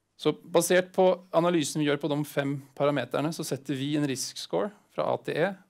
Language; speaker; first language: Swedish; non-native, fluent; Norwegian